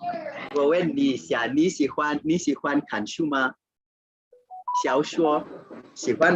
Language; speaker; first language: Chinese; non-native, fluent; Swahili